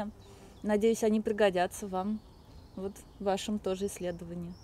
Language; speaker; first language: Russian; native; Russian